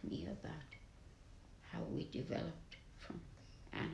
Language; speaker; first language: English; non-native, local second language; German